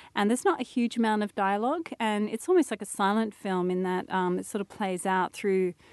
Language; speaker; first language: English; native; English